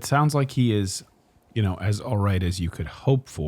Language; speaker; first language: English; native; English